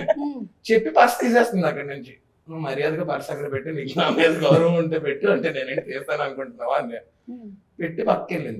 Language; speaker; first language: Telugu; native; Telugu